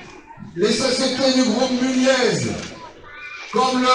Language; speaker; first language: French; non-native, fluent; Ukrainian